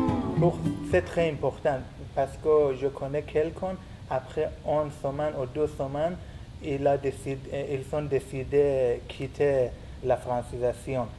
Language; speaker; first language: French; non-native, learner; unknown